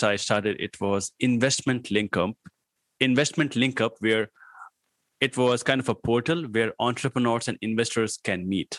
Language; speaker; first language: English; non-native, local second language; Hindi